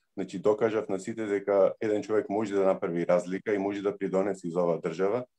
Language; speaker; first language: Macedonian; early bilingual, heritage; Macedonian